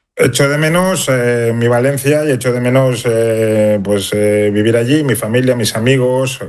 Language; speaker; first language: Spanish; native; Spanish